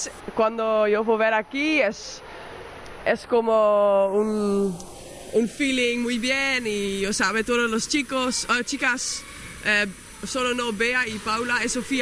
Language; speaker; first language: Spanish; non-native, learner; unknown